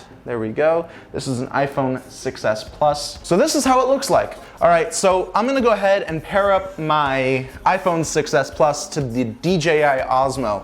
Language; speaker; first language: English; native; English